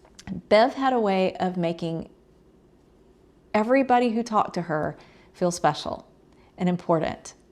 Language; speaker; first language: English; native; English